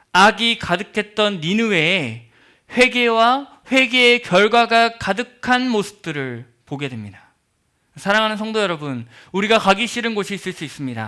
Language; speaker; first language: Korean; native; Korean